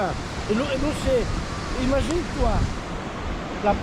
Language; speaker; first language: French; non-native, fluent; Spanish